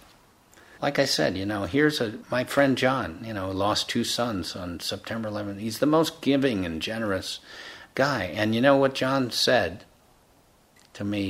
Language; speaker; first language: English; native; English